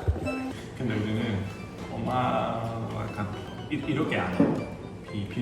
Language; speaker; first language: Korean; non-native, learner; Hungarian